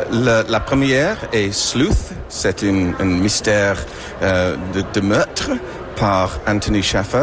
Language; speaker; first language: French; non-native, fluent; English